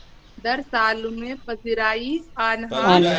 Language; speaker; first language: Persian; non-native, learner; Urdu